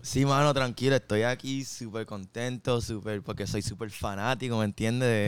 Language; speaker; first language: Spanish; early bilingual, heritage; Spanish